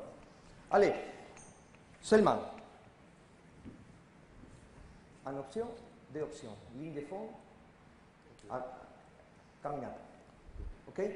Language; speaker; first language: French; non-native, learner; Spanish